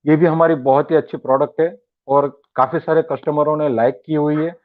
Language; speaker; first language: Hindi; non-native, local second language; Gujarati